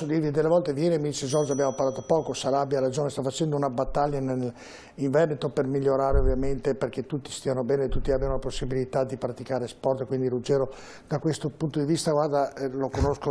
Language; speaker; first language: Italian; native; Italian